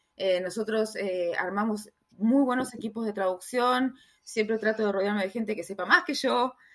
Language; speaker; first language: Spanish; native; Spanish